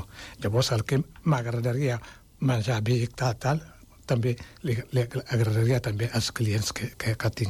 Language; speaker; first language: Catalan; non-native, fluent; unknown